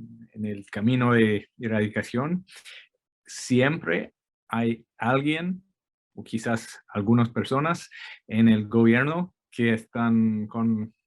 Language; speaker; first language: Spanish; non-native, fluent; English